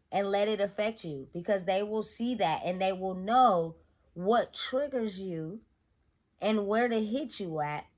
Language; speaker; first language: English; native; English